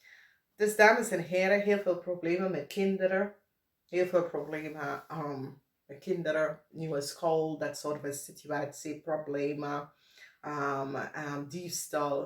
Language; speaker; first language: Dutch; non-native, fluent; English